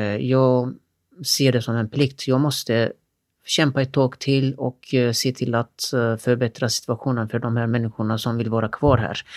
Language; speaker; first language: Swedish; non-native, fluent; Turkish